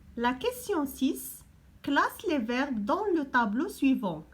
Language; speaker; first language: French; non-native, local second language; Arabic